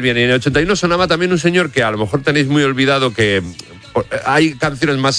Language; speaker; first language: Spanish; native; Spanish